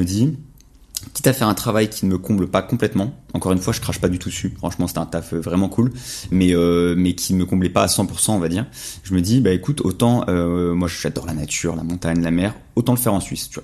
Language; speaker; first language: French; native; French